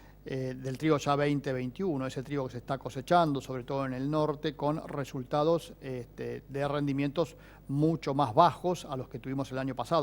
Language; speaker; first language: Spanish; native; Spanish